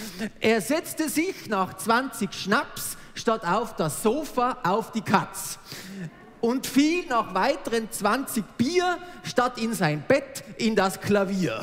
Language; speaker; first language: German; native; German